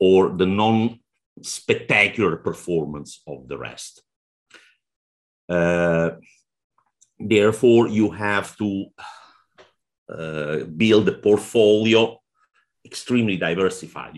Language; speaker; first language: English; non-native, fluent; Italian